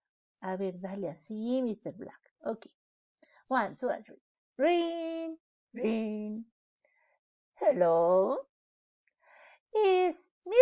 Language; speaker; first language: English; non-native, learner; Spanish